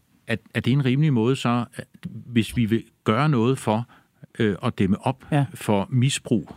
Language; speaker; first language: Danish; native; Danish